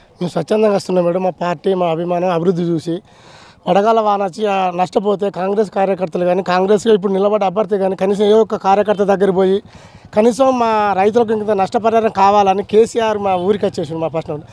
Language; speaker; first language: Telugu; native; Telugu